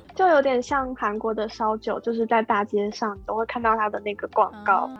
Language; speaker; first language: Chinese; native; Chinese